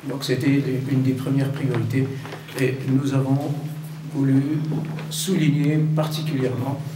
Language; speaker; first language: French; non-native, local second language; Arabic